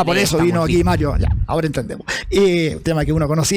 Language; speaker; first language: Spanish; native; Spanish